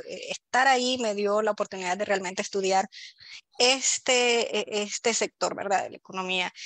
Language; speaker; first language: Spanish; native; Spanish